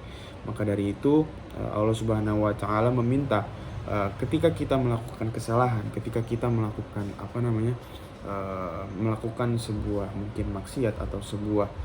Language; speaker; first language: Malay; non-native, local second language; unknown